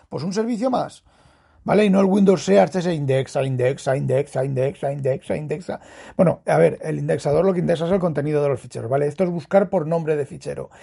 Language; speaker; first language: Spanish; native; Spanish